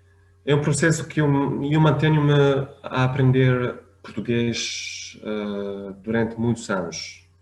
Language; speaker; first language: Portuguese; non-native, fluent; French